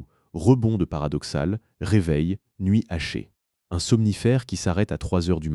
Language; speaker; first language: French; native; French